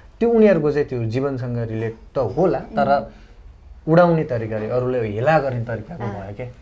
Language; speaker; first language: Nepali; non-native, local second language; Gurung